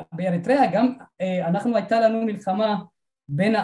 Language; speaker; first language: Hebrew; non-native, fluent; Tigrinya